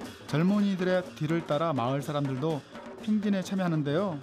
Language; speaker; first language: Korean; native; Korean